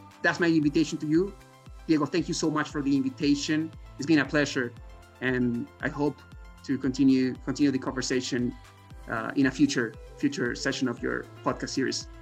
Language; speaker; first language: English; non-native, fluent; Spanish